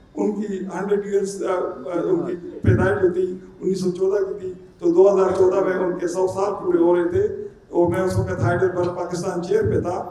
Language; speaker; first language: Urdu; non-native, local second language; Pashto